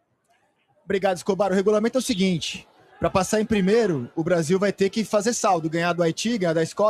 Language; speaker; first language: Portuguese; native; Portuguese